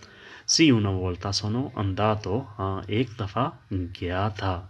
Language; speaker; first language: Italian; non-native, fluent; Urdu